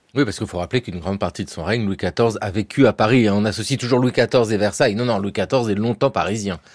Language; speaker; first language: French; native; French